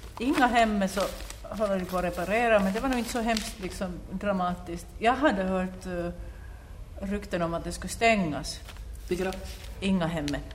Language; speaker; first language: Swedish; native; Swedish